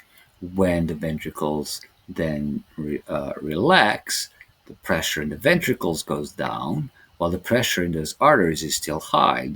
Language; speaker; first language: English; non-native, fluent; Serbian